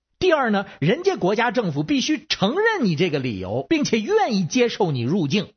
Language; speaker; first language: Chinese; native; Chinese